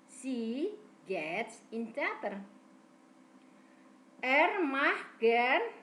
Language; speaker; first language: German; non-native, fluent; Indonesian